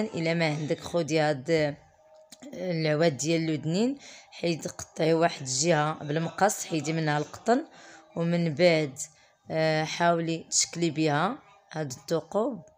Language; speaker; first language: Arabic; native; Arabic